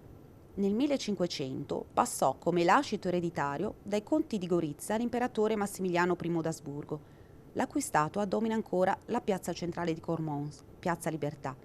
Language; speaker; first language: Italian; native; Italian